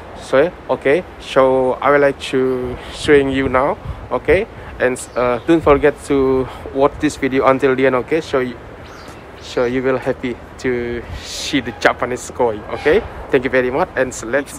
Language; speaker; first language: English; non-native, learner; Indonesian